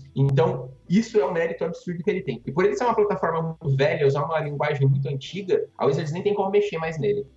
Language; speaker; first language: Portuguese; native; Portuguese